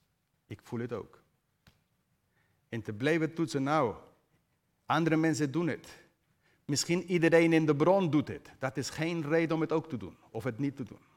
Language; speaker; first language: Dutch; non-native, fluent; English